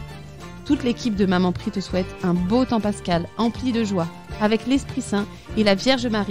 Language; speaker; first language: French; native; French